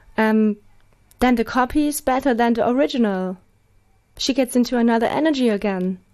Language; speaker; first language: English; non-native, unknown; German